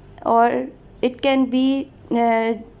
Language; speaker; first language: English; non-native, local second language; Urdu